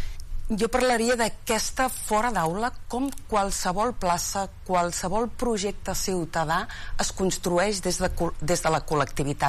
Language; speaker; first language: Catalan; native; Catalan